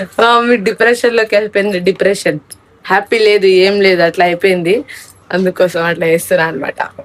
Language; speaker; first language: Telugu; non-native, local second language; Lambadi